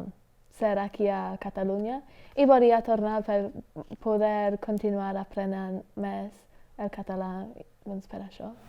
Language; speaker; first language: Catalan; non-native, fluent; English